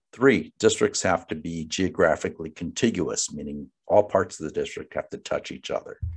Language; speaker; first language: English; native; English